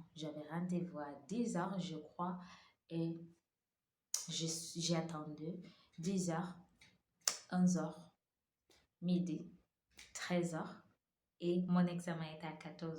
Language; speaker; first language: French; non-native, learner; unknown